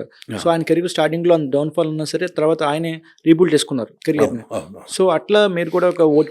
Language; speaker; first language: Telugu; native; Telugu